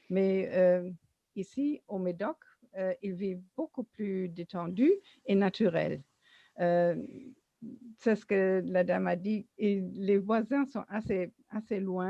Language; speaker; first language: French; non-native, learner; German